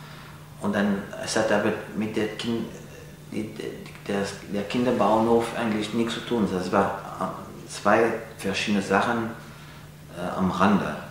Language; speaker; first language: German; non-native, fluent; French